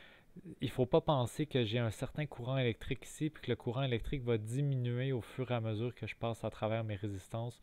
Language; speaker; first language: French; native; French